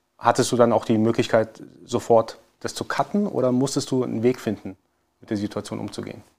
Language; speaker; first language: German; early bilingual, other home language; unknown